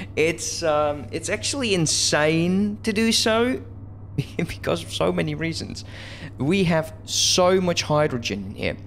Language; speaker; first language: English; non-native, fluent; Dutch